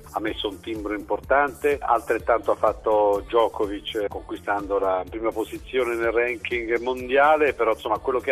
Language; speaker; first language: Italian; native; Italian